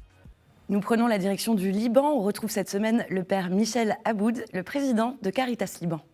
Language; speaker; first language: French; native; French